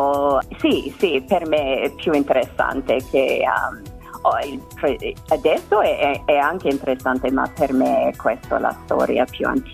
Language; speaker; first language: Italian; non-native, learner; English